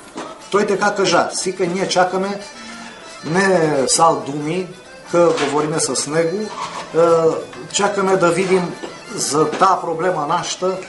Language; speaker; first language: Bulgarian; early bilingual, heritage; Bulgarian